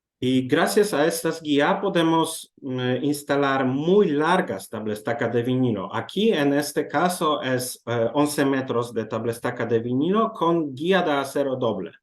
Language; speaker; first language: Spanish; non-native, learner; Polish